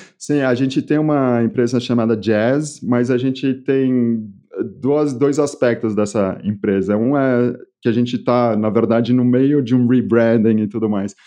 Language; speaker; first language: Portuguese; native; Portuguese